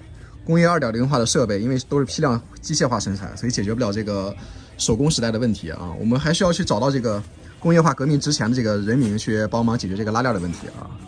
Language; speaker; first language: Chinese; native; Chinese